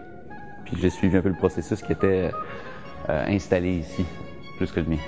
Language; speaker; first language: French; native; French